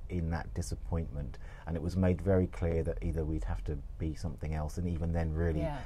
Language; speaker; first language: English; native; English